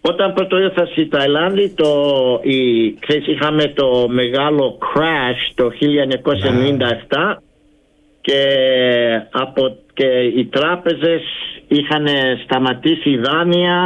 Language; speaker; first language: Greek; early bilingual, heritage; Greek